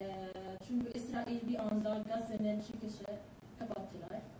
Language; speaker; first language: Turkish; non-native, learner; Arabic